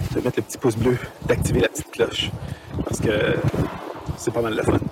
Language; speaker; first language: French; native; French